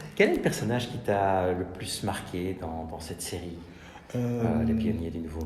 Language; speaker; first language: French; native; French